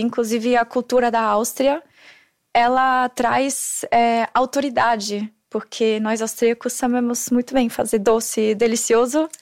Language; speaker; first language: Portuguese; non-native, fluent; German